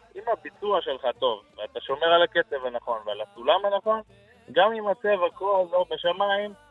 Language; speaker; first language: Hebrew; native; Hebrew